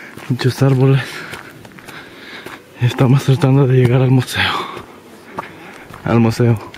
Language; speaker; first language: Spanish; early bilingual, heritage; Spanish